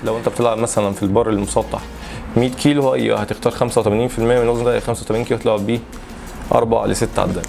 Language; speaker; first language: Arabic; native; Arabic